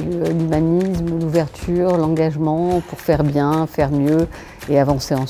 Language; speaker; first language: French; native; French